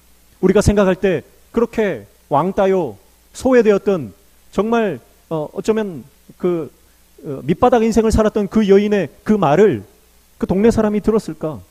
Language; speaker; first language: Korean; native; Korean